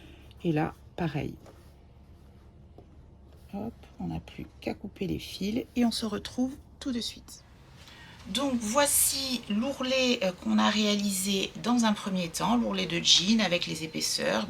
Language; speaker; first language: French; native; French